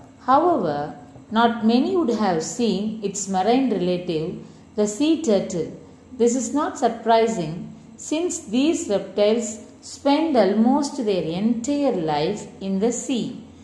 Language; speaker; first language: English; non-native, local second language; Tamil